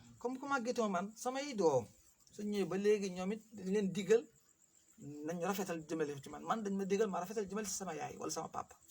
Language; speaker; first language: Wolof; non-native, local second language; Fula